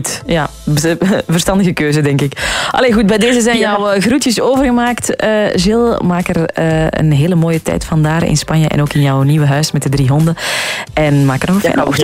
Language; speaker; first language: Dutch; native; Dutch